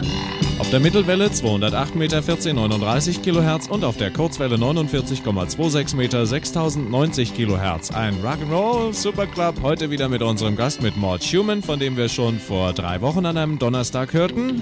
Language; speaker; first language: German; native; German